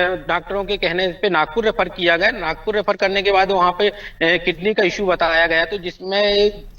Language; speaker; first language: Hindi; native; Hindi